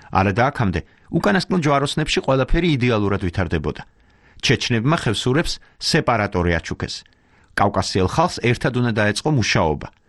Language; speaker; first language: Georgian; native; Georgian